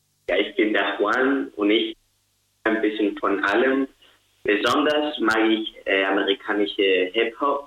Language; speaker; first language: German; non-native, learner; Spanish